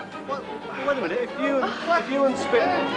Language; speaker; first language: English; native; English